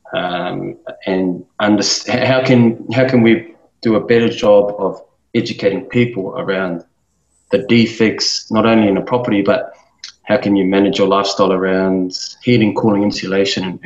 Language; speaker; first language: English; native; English